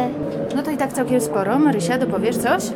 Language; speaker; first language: Polish; native; Polish